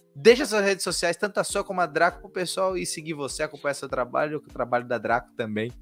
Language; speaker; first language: Portuguese; native; Portuguese